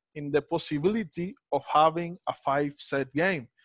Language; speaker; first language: English; non-native, fluent; Spanish